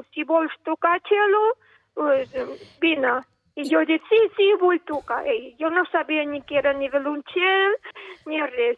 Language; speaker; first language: Catalan; non-native, fluent; Russian